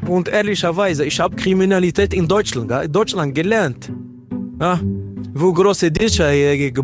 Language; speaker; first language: German; non-native, learner; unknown